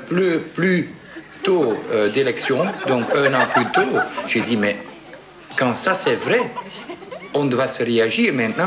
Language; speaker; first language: French; non-native, learner; Dutch